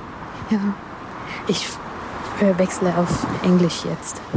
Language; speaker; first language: German; non-native, learner; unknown